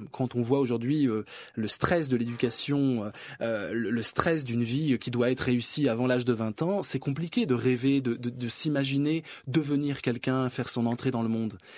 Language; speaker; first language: French; native; French